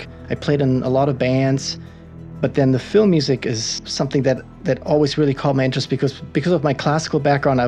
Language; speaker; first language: English; non-native, fluent; German